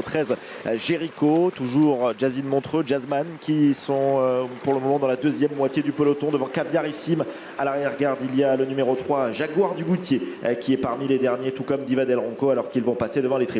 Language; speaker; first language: French; native; French